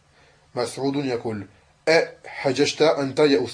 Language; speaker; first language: Arabic; non-native, fluent; French